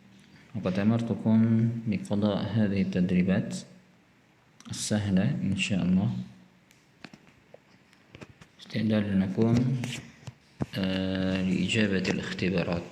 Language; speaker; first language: Arabic; non-native, fluent; Indonesian